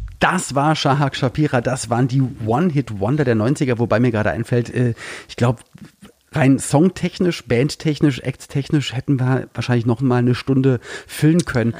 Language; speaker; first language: German; native; German